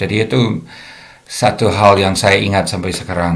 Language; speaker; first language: Indonesian; non-native, fluent; English